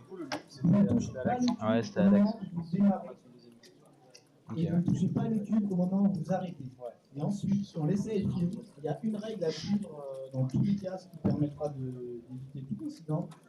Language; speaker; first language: French; native; French